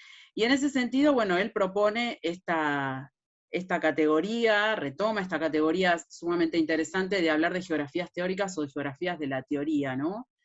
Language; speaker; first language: Spanish; native; Spanish